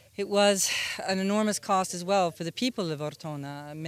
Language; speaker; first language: English; native; English